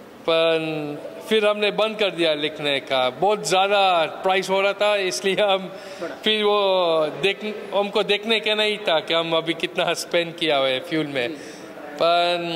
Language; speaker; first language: Hindi; early bilingual, heritage; Hindi